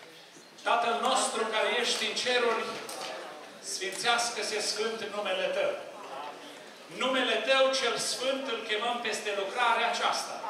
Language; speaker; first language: Romanian; native; Romanian